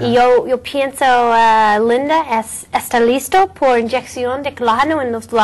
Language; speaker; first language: Spanish; non-native, learner; English